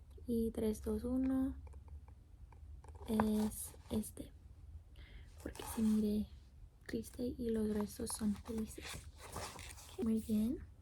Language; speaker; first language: Spanish; non-native, learner; English